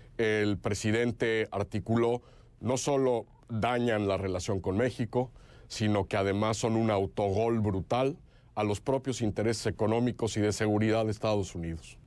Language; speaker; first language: Spanish; native; Spanish